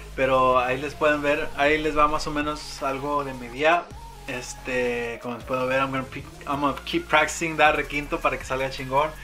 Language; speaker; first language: Spanish; early bilingual, heritage; Spanish